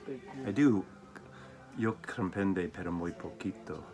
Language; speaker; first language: Spanish; non-native, learner; English